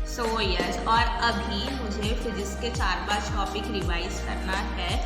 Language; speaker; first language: Hindi; non-native, local second language; Marathi